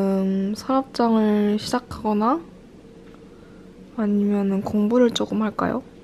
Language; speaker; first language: Korean; early bilingual, heritage; Korean